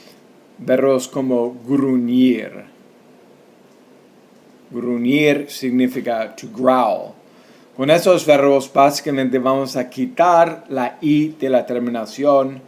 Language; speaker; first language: Spanish; non-native, fluent; English